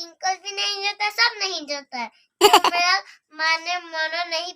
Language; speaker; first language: Hindi; non-native, local second language; Assamese